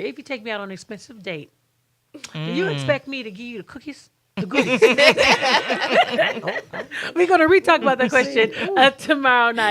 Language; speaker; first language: English; native; English